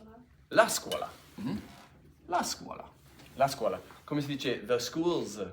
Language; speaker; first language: Italian; non-native, fluent; English